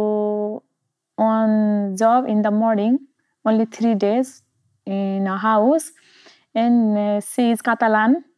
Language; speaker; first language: English; non-native, learner; Nepali